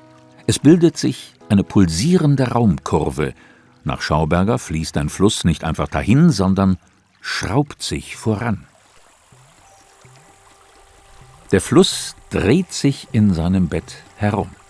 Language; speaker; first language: German; native; German